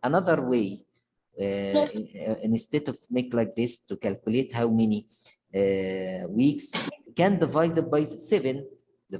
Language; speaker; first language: English; non-native, fluent; Arabic